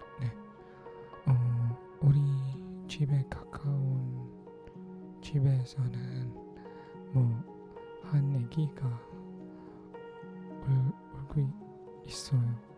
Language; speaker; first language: Korean; non-native, learner; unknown